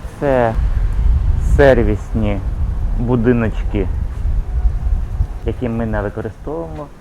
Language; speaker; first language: Ukrainian; native; Ukrainian